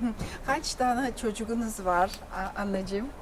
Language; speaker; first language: Turkish; non-native, learner; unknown